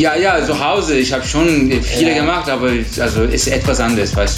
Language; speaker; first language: German; non-native, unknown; Turkish